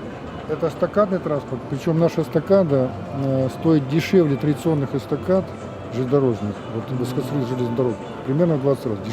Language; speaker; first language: Russian; native; Russian